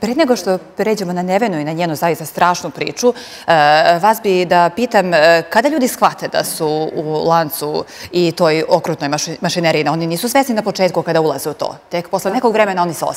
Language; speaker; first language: Serbian; native; Serbian